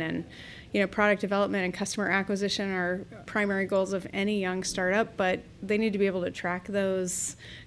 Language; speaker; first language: English; native; English